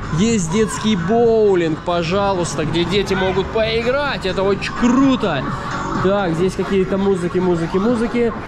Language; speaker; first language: Russian; native; Russian